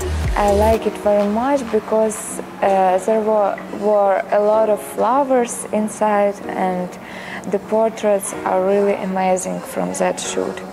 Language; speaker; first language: English; non-native, learner; Ukrainian